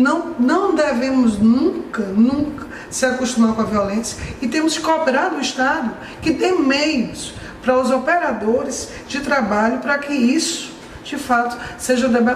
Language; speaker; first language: Portuguese; native; Portuguese